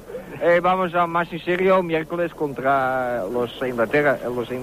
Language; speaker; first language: Spanish; non-native, learner; Dutch